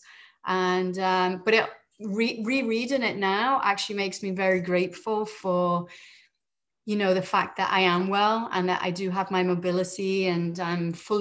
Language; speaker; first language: English; native; English